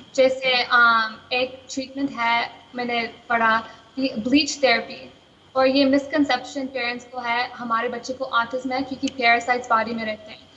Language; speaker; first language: Hindi; early bilingual, heritage; Hindi